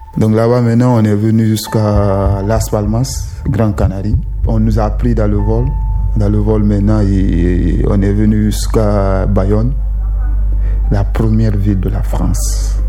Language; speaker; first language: French; non-native, local second language; Susu